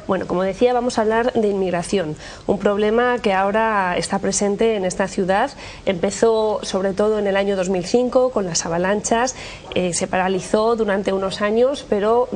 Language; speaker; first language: Spanish; native; Spanish